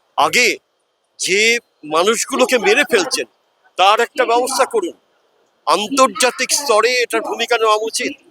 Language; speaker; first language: Bangla; native; Bangla